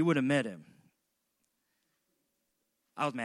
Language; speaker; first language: English; native; English